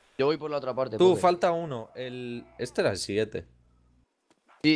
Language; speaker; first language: Spanish; native; Spanish